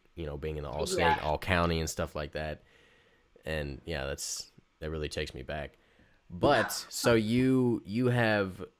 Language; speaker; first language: English; native; English